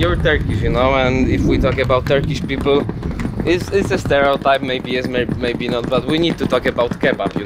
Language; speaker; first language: English; non-native, fluent; Polish